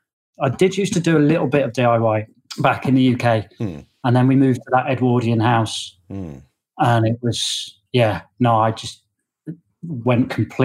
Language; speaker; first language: English; native; English